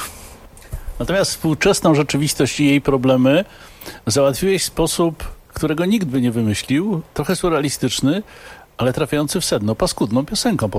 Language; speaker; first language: Polish; native; Polish